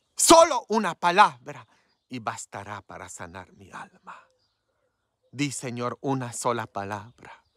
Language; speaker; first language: Spanish; non-native, fluent; Polish